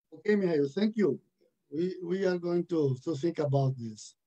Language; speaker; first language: English; non-native, fluent; Portuguese